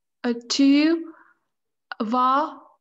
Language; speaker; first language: French; non-native, learner; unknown